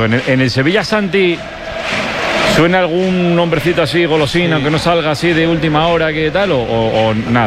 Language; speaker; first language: Spanish; native; Spanish